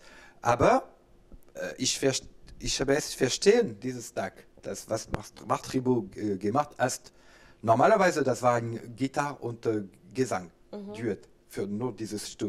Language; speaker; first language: German; non-native, learner; French